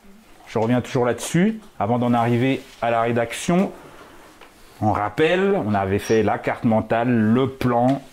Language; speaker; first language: French; native; French